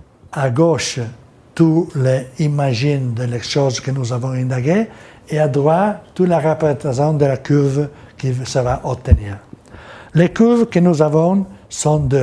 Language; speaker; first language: French; non-native, learner; Italian